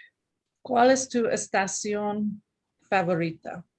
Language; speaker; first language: Spanish; non-native, learner; English